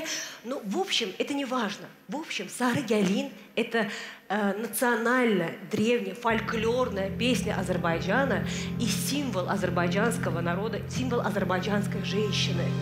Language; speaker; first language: Russian; non-native, fluent; Azerbaijani